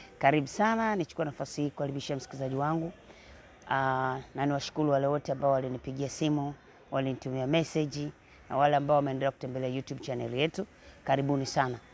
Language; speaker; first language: Swahili; native; Swahili